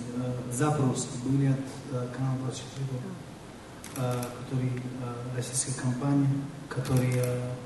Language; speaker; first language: Russian; non-native, fluent; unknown